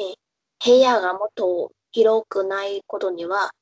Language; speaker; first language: Japanese; non-native, fluent; Vietnamese